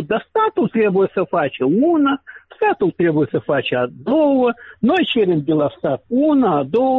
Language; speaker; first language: Romanian; non-native, local second language; Russian